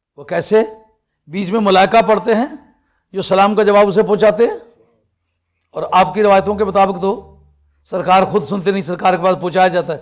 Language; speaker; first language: Urdu; non-native, local second language; Punjabi